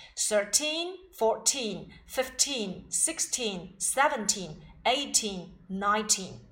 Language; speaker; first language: English; non-native, fluent; Chinese